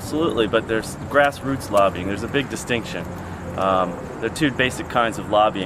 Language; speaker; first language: English; native; English